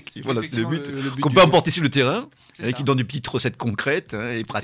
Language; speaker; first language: French; native; French